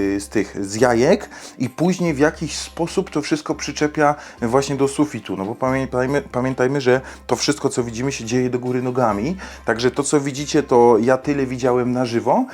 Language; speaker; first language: Polish; native; Polish